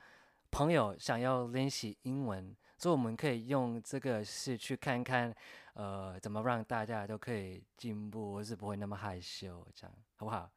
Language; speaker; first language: Chinese; non-native, fluent; English